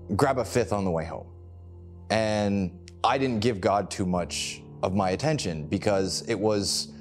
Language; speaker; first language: English; native; English